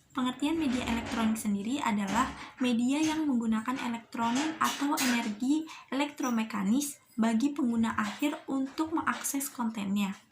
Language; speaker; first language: Indonesian; native; Indonesian